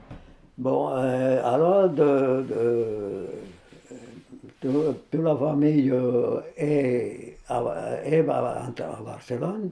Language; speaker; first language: French; non-native, fluent; Spanish